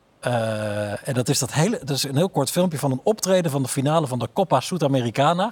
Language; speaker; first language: Dutch; native; Dutch